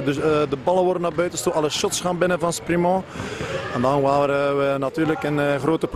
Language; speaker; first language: Dutch; non-native, local second language; French